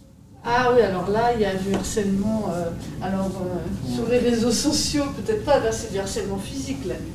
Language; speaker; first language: French; native; French